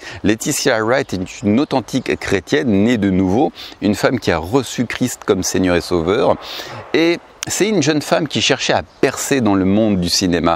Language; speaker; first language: French; native; French